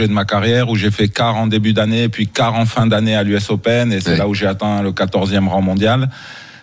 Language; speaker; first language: French; non-native, local second language; Arabic